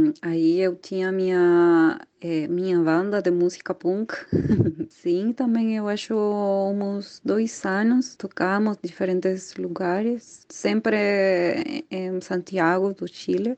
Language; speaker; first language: Portuguese; non-native, fluent; Spanish